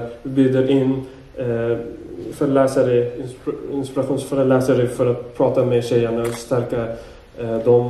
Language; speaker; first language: Swedish; non-native, fluent; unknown